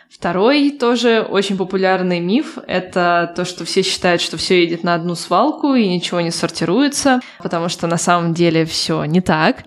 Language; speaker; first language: Russian; native; Russian